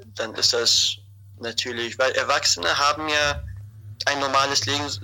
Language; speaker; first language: German; non-native, fluent; Arabic